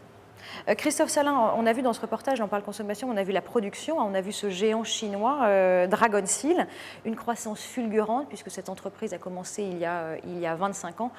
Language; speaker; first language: French; native; French